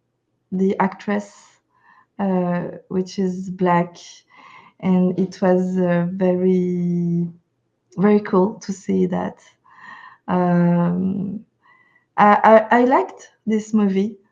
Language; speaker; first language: English; non-native, fluent; French